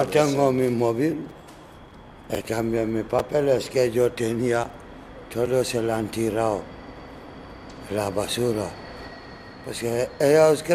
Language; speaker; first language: Spanish; non-native, learner; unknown